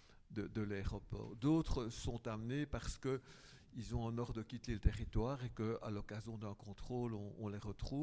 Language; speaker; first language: French; native; French